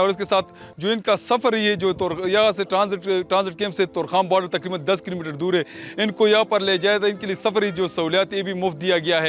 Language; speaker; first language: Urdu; non-native, local second language; Pashto